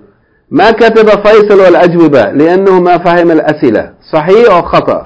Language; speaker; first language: Arabic; non-native, fluent; English